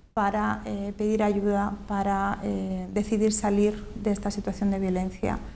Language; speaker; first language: Spanish; native; Spanish